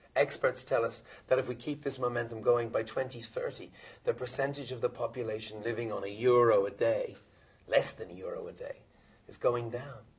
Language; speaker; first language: English; native; English